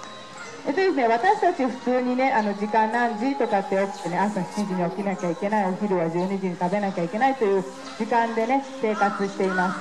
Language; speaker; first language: Japanese; native; Japanese